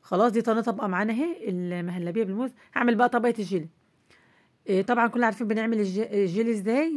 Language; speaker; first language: Arabic; native; Arabic